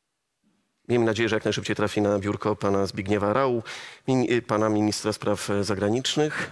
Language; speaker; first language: Polish; native; Polish